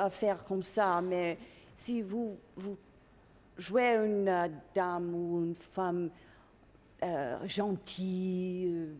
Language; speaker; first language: French; non-native, learner; English